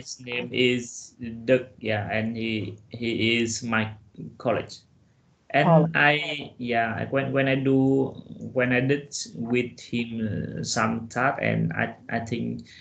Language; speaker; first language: English; non-native, learner; Vietnamese